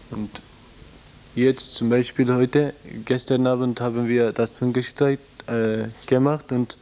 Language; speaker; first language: German; non-native, learner; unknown